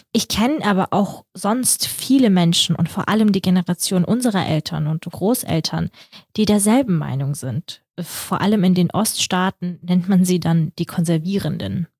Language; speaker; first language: German; early bilingual, other home language; Russian